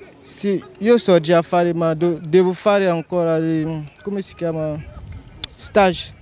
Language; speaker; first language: Italian; non-native, learner; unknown